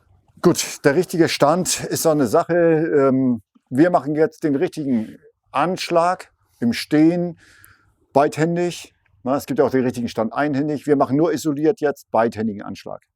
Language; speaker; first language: German; native; German